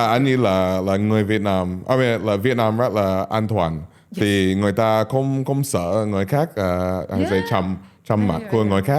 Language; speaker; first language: Vietnamese; non-native, learner; English